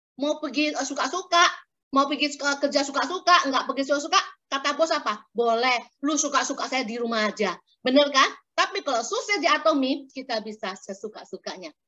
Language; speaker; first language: Indonesian; native; Indonesian